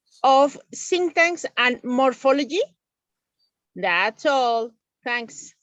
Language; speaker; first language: English; non-native, learner; Spanish